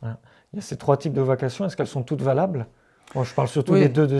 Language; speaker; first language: French; native; French